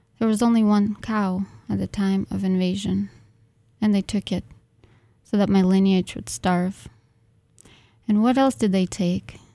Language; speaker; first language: English; non-native, fluent; Russian